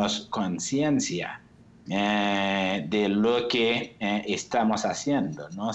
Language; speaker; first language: Spanish; non-native, fluent; Haitian Creole